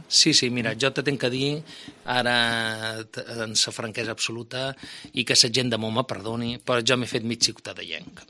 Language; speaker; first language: Catalan; native; Catalan